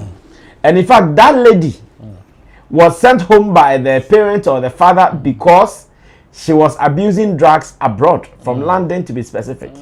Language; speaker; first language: English; non-native, local second language; Akan